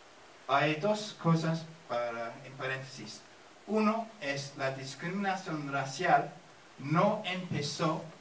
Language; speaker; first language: Spanish; non-native, fluent; English